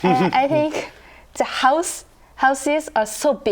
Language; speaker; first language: English; non-native, learner; Japanese